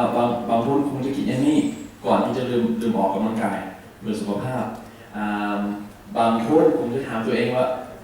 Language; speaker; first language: Thai; non-native, learner; English